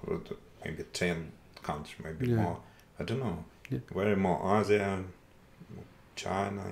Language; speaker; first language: English; non-native, learner; Russian